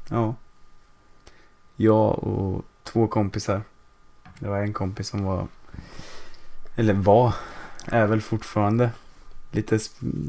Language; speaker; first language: Swedish; native; Swedish